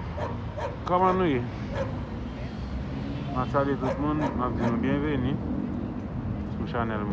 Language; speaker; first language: French; non-native, local second language; Haitian Creole